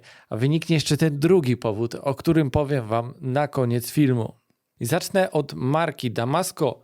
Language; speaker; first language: Polish; native; Polish